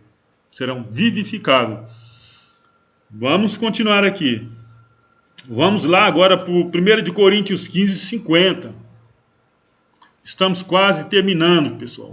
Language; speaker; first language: Portuguese; native; Portuguese